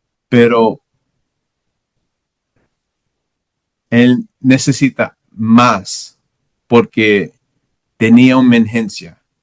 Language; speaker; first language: Spanish; non-native, learner; English